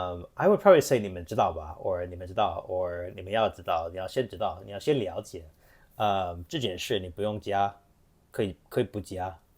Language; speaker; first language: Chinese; non-native, fluent; English